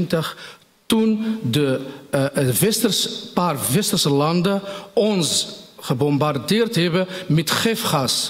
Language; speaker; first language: Dutch; non-native, fluent; Riffian